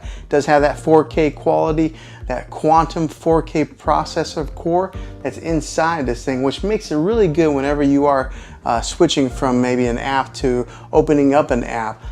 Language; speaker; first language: English; native; English